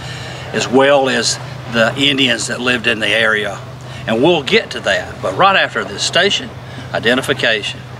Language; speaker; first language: English; native; English